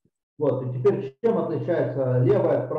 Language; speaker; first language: Russian; native; Russian